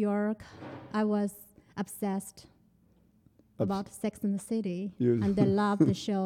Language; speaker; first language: English; non-native, fluent; Chinese